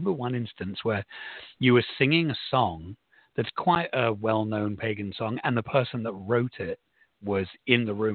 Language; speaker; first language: English; native; English